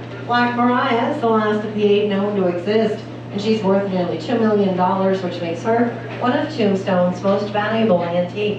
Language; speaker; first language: English; native; English